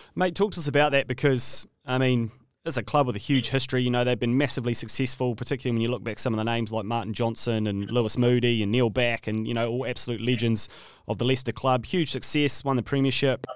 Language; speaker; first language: English; native; English